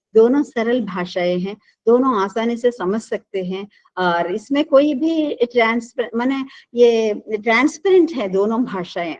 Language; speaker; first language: Hindi; non-native, local second language; Telugu